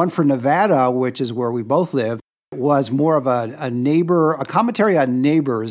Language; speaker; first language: English; native; English